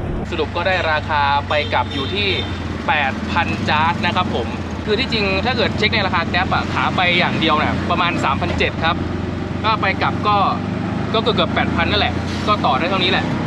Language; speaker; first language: Thai; native; Thai